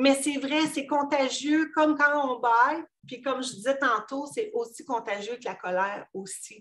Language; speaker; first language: French; native; French